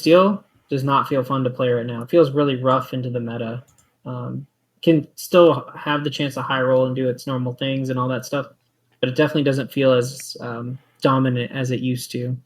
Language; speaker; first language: English; native; English